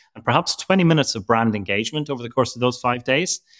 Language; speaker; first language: English; native; English